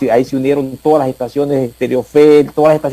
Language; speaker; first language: Spanish; native; Spanish